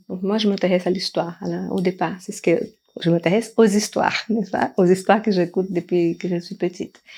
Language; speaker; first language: French; non-native, fluent; Portuguese